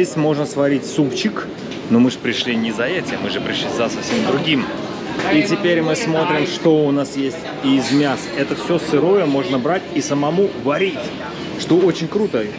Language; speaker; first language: Russian; native; Russian